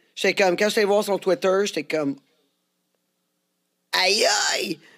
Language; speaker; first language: French; native; French